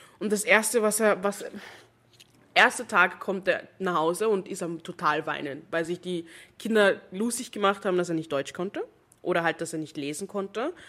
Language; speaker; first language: German; non-native, fluent; English